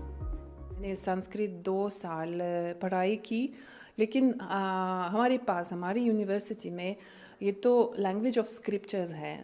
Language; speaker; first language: Hindi; non-native, learner; Lithuanian